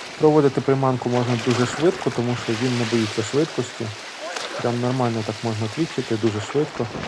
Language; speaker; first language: Ukrainian; native; Ukrainian